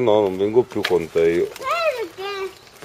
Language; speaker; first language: Italian; native; Italian